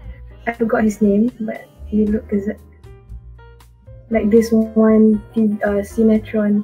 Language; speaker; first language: English; non-native, local second language; Malay